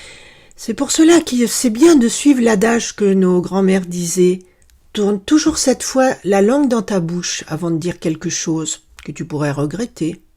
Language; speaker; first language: French; native; French